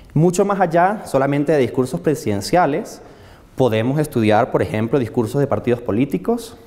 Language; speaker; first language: Spanish; native; Spanish